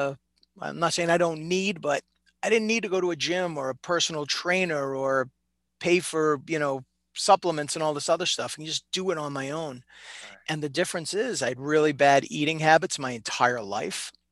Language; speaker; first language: English; native; English